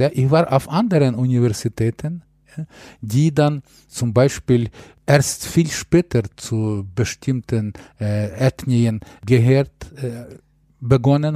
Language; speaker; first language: German; non-native, fluent; Ukrainian